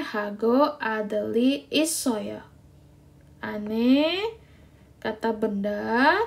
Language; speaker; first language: Korean; non-native, learner; Indonesian